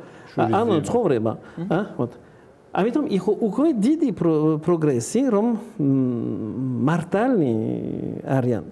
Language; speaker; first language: Georgian; non-native, learner; French